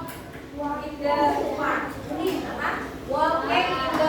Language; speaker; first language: English; non-native, learner; Indonesian